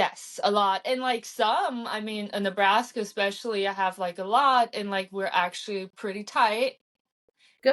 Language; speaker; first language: English; early bilingual, heritage; English